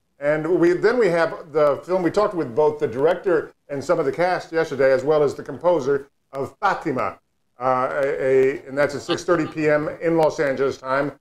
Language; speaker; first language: English; native; English